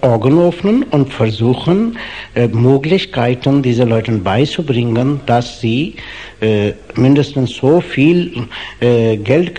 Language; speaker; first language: German; non-native, fluent; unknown